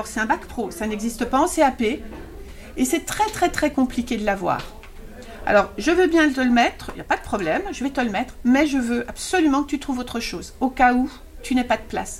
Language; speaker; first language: French; native; French